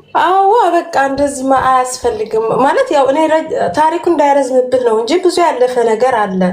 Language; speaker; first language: Amharic; native; Amharic